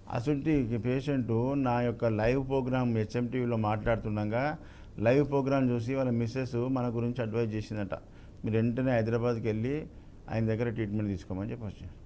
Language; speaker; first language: Telugu; native; Telugu